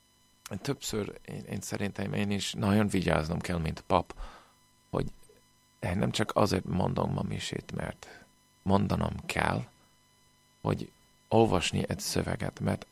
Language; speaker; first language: Hungarian; non-native, fluent; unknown